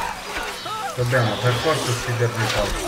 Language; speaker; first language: Italian; native; Italian